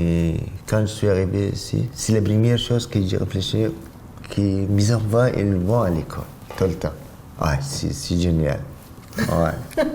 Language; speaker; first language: French; non-native, learner; Arabic